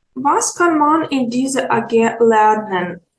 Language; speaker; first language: German; non-native, fluent; Ukrainian